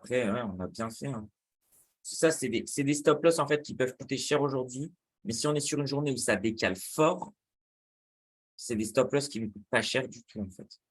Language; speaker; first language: French; native; French